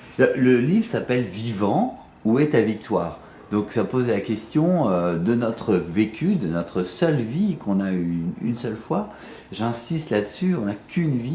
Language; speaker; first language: French; native; French